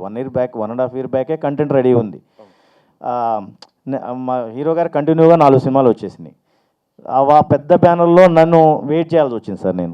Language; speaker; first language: Telugu; native; Telugu